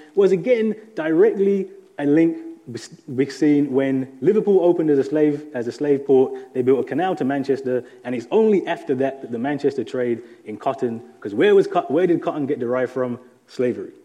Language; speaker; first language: English; native; English